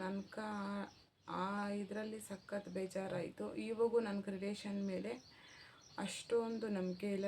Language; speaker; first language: Kannada; non-native, local second language; Telugu